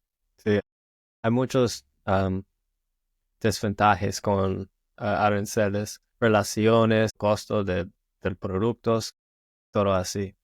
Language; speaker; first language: Spanish; non-native, learner; English